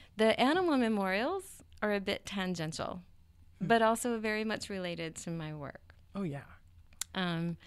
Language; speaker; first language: English; native; English